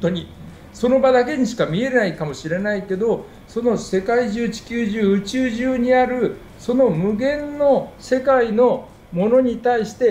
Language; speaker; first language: Japanese; native; Japanese